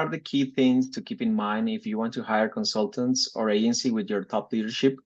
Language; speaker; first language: English; non-native, fluent; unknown